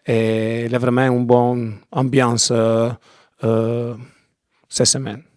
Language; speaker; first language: French; non-native, learner; Italian